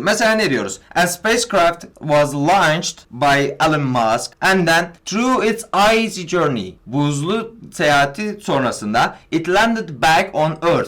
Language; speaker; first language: English; non-native, fluent; Turkish